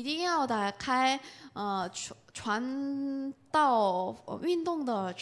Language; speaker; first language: Chinese; non-native, fluent; Korean